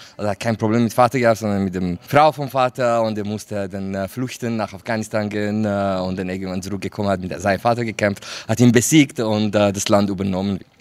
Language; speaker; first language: German; non-native, fluent; Kurdish